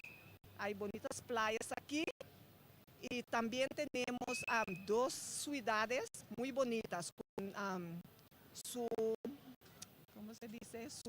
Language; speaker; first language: Spanish; non-native, fluent; Papiamento